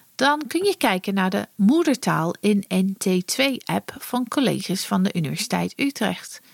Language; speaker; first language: Dutch; non-native, fluent; English